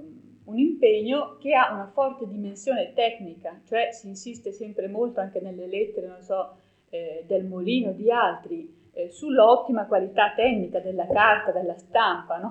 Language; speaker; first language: Italian; native; Italian